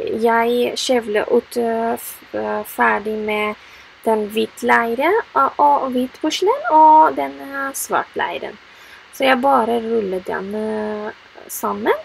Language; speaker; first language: Norwegian; non-native, fluent; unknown